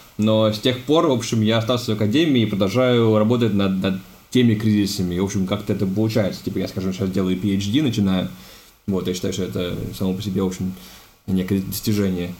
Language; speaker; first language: Russian; native; Russian